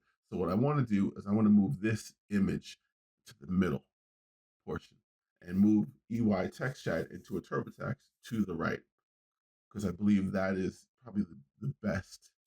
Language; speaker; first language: English; native; English